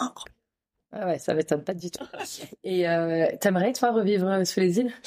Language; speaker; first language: French; native; French